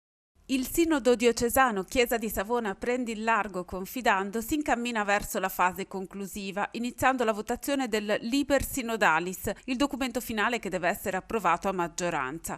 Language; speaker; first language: Italian; native; Italian